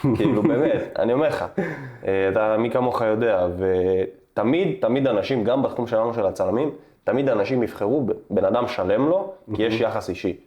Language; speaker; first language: Hebrew; native; Hebrew